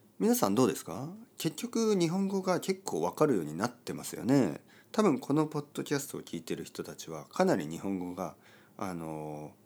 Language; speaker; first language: Japanese; native; Japanese